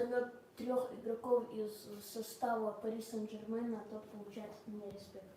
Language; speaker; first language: Russian; non-native, local second language; Chechen